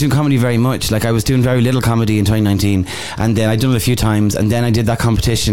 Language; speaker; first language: English; native; English